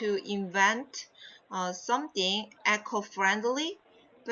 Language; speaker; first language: English; non-native, fluent; Korean